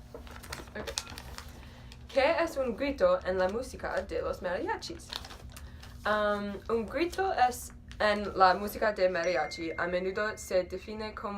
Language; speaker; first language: Spanish; non-native, learner; English